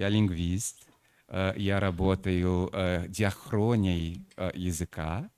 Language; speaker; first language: Russian; non-native, fluent; Portuguese